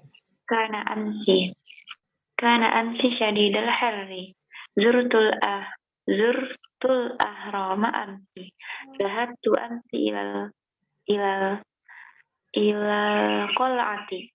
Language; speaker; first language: Arabic; non-native, learner; Indonesian